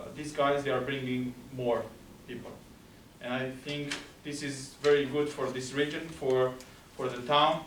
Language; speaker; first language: English; non-native, fluent; Romanian